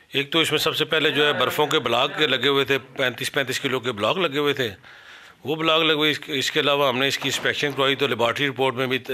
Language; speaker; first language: Urdu; native; Urdu